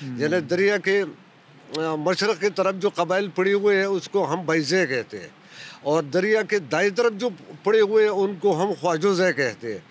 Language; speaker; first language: Urdu; non-native, local second language; Pashto